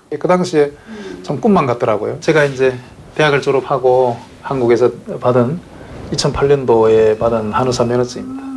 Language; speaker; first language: Korean; native; Korean